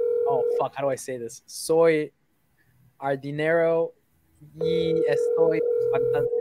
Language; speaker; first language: Spanish; non-native, learner; Bangla